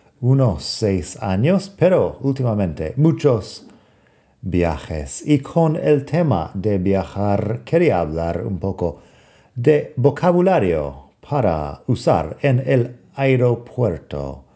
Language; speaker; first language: Spanish; non-native, fluent; English